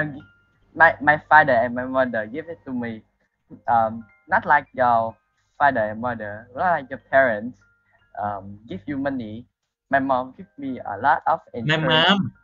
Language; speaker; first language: English; non-native, learner; Vietnamese